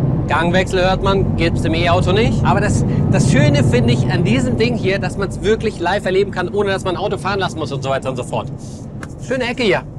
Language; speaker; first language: German; native; German